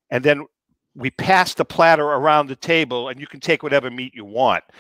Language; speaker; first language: English; native; English